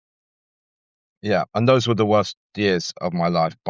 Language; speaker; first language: English; native; English